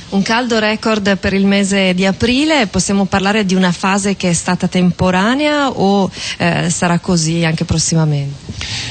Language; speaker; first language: Italian; native; Italian